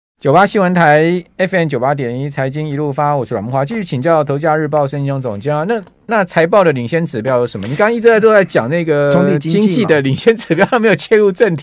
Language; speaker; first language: Chinese; native; Chinese